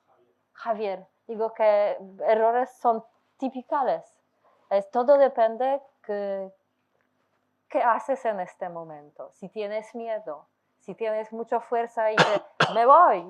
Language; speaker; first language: Spanish; non-native, learner; Polish